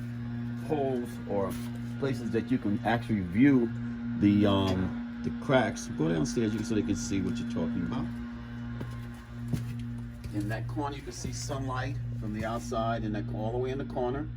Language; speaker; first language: English; native; English